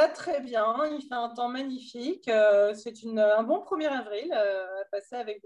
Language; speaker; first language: French; native; French